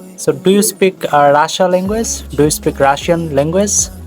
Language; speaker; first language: English; non-native, learner; Bangla